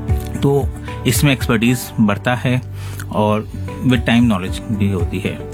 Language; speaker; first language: Hindi; native; Hindi